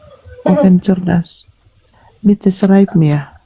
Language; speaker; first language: German; non-native, learner; Indonesian